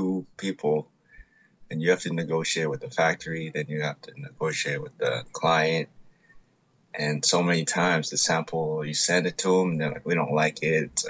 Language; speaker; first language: English; native; English